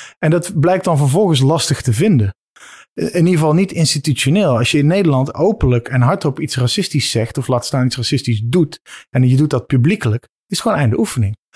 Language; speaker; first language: Dutch; native; Dutch